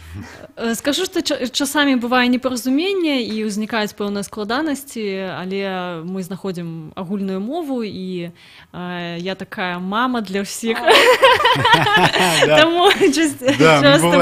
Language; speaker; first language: Belarusian; non-native, local second language; Russian